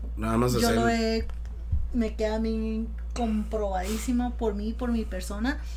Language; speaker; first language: Spanish; native; Spanish